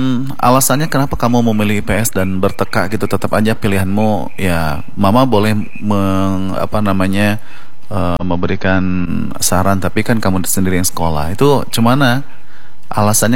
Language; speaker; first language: Indonesian; native; Indonesian